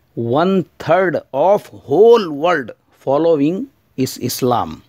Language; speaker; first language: English; non-native, learner; Urdu